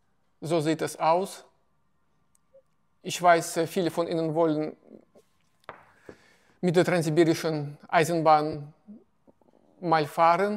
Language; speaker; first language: German; non-native, fluent; Russian